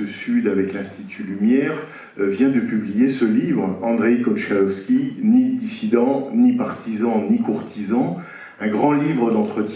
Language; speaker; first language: French; native; French